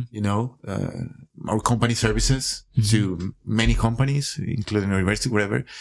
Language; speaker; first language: English; non-native, fluent; Spanish